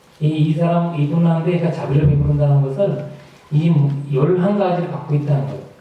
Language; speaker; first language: Korean; non-native, fluent; Sinhala